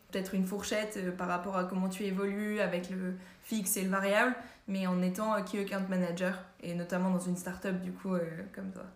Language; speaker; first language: French; native; French